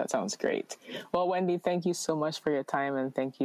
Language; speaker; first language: English; non-native, local second language; Akan